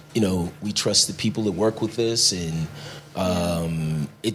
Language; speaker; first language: English; native; English